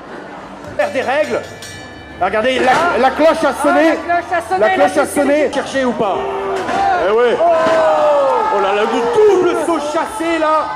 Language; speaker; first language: French; native; French